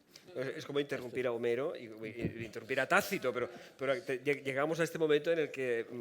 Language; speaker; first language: Spanish; native; Spanish